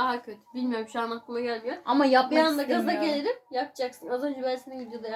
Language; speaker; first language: Turkish; native; Turkish